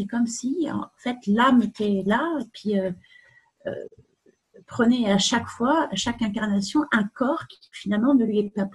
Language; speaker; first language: French; native; French